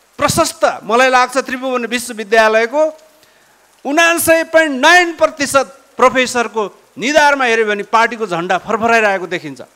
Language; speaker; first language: Nepali; native; Nepali